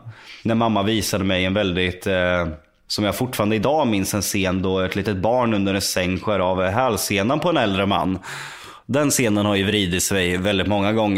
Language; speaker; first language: Swedish; native; Swedish